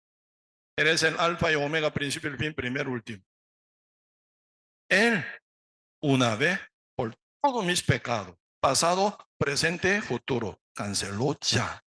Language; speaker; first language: Spanish; non-native, learner; Korean